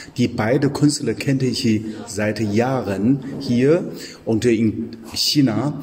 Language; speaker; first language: German; non-native, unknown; Chinese